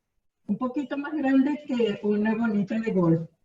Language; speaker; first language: Spanish; native; Spanish